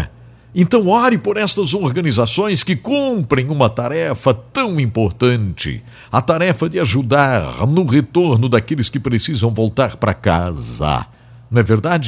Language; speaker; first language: Portuguese; native; Portuguese